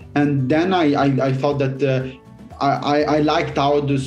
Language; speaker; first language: English; non-native, fluent; Italian